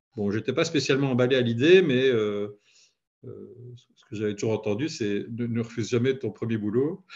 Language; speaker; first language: French; native; French